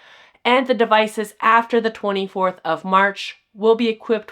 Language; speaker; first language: English; native; English